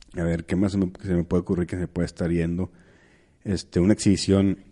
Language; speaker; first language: Spanish; native; Spanish